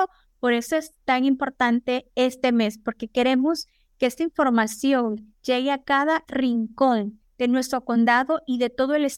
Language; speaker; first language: Spanish; native; Spanish